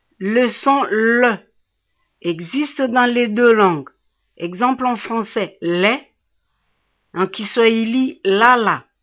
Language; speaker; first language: French; non-native, local second language; Swahili